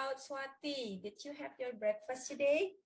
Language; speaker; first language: English; non-native, learner; Indonesian